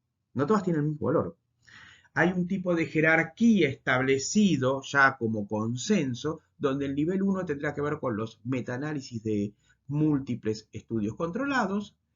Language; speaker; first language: Spanish; native; Spanish